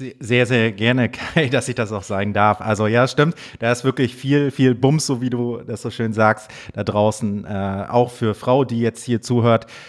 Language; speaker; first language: German; native; German